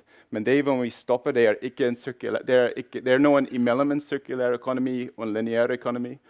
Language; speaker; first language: Norwegian; non-native, fluent; English